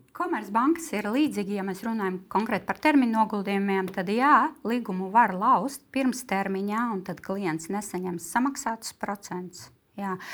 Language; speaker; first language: Latvian; non-native, local second language; Russian